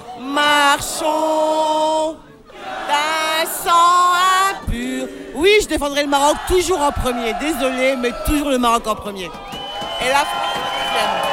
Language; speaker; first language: French; non-native, local second language; Arabic